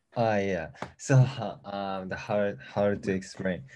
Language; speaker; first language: English; non-native, learner; Japanese